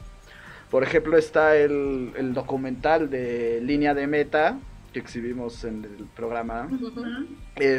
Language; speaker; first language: Spanish; native; Spanish